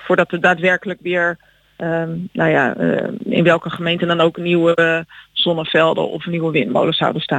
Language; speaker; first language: Dutch; native; Dutch